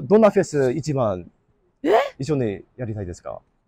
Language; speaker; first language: Japanese; non-native, learner; English